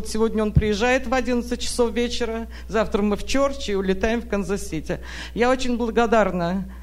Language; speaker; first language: Russian; native; Russian